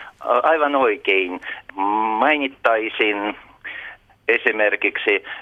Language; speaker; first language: Finnish; early bilingual, heritage; Russian